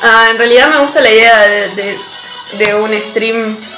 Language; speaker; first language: Spanish; native; Spanish